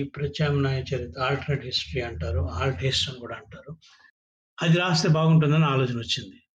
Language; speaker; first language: Telugu; native; Telugu